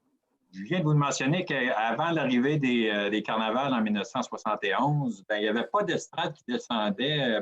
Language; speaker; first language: French; native; French